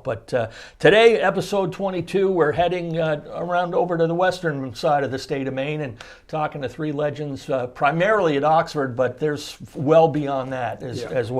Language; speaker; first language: English; native; English